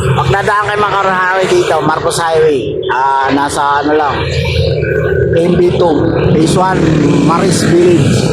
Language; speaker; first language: Filipino; non-native, local second language; Cebuano